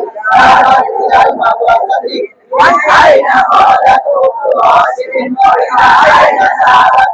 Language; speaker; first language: Arabic; non-native, learner; Bangla